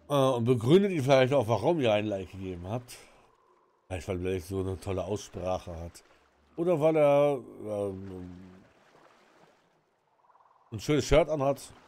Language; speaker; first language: German; native; German